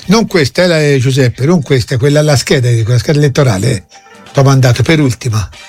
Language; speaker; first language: Italian; native; Italian